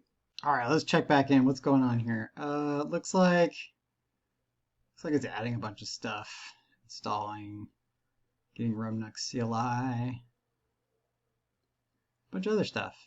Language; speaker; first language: English; native; English